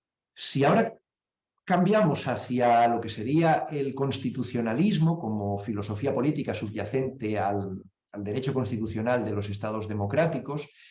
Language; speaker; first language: Spanish; native; Spanish